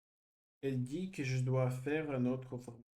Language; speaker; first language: French; non-native, learner; Russian